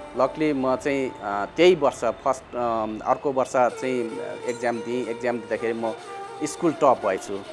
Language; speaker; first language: Nepali; non-native, local second language; Eastern Tamang